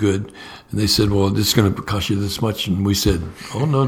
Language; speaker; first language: English; native; English